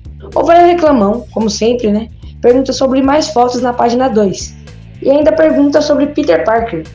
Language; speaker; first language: Portuguese; native; Portuguese